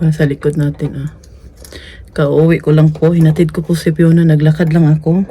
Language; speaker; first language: Filipino; non-native, local second language; Cebuano